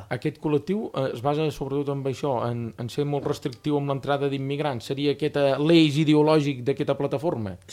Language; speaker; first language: Catalan; native; Catalan